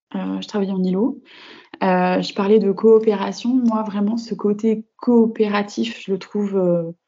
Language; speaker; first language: French; native; French